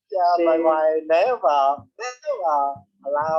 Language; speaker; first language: English; non-native, learner; Vietnamese